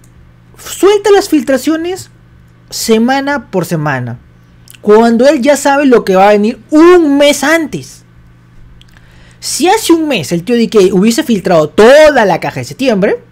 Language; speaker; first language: Spanish; native; Spanish